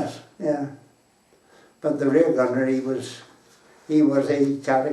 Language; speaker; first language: English; native; English